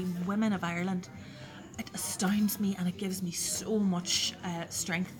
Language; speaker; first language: English; native; English